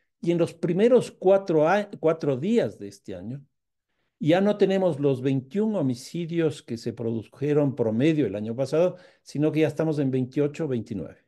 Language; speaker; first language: Spanish; native; Spanish